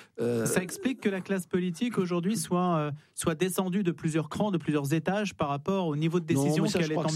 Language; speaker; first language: French; native; French